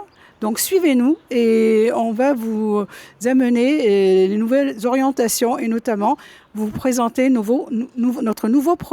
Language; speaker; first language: French; native; French